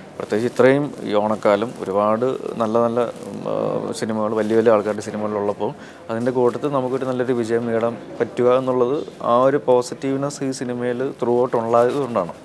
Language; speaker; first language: Malayalam; native; Malayalam